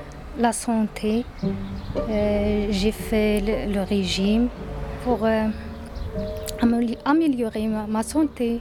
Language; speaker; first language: French; non-native, learner; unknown